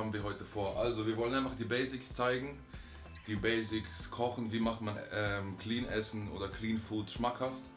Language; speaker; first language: German; native; German